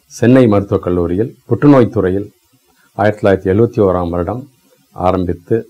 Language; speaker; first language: Tamil; native; Tamil